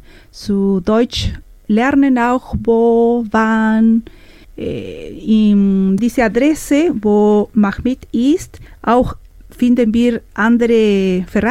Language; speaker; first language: German; non-native, learner; Spanish